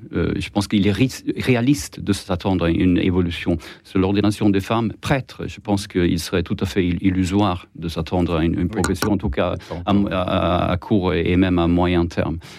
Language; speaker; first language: French; non-native, fluent; Swedish